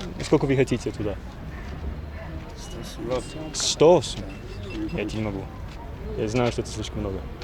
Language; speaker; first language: Russian; non-native, fluent; English